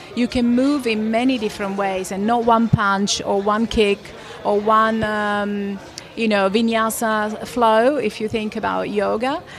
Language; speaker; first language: English; non-native, fluent; Italian